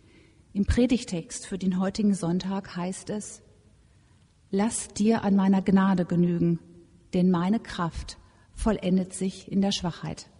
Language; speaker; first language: German; native; German